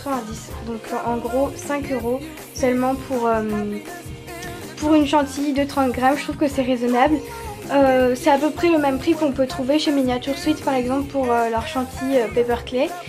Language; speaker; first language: French; native; French